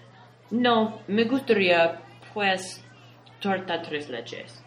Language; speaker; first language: Spanish; non-native, learner; English